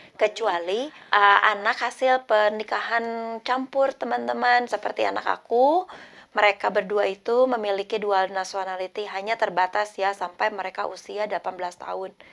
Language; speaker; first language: Indonesian; native; Indonesian